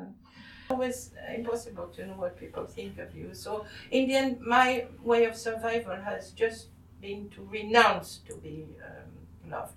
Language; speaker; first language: English; non-native, fluent; French